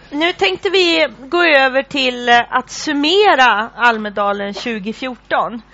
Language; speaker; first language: Swedish; native; Swedish